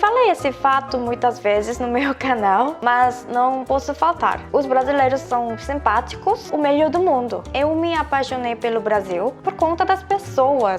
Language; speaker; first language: Portuguese; non-native, fluent; Korean